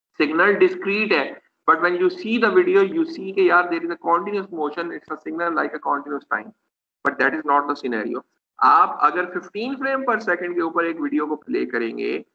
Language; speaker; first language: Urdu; non-native, local second language; Punjabi